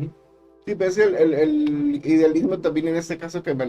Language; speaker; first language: Spanish; native; Spanish